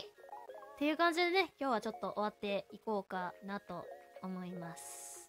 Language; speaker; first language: Japanese; native; Japanese